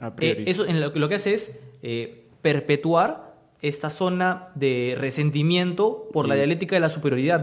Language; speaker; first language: Spanish; native; Spanish